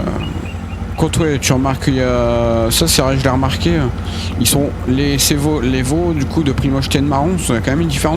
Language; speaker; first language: French; native; French